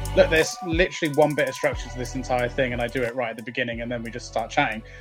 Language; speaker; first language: English; native; English